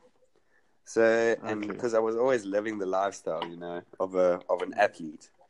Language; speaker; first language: English; non-native, local second language; Afrikaans